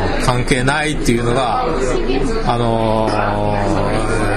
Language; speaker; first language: Japanese; native; Japanese